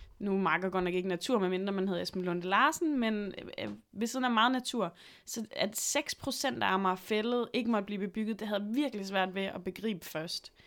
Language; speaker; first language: Danish; native; Danish